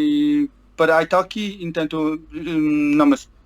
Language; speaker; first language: Catalan; non-native, learner; Polish